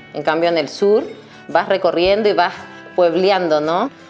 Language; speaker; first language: Spanish; native; Spanish